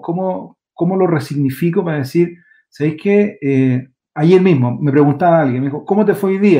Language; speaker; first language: Spanish; native; Spanish